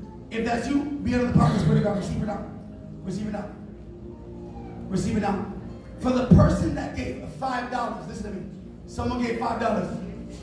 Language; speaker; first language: English; early bilingual, other home language; Spanish